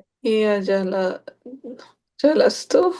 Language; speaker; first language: Arabic; non-native, learner; English